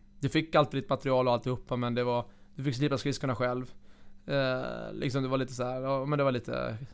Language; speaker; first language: Swedish; native; Swedish